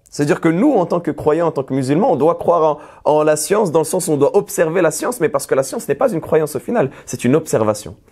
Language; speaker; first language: French; native; French